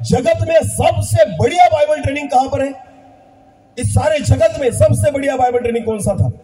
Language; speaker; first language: Hindi; non-native, local second language; Marathi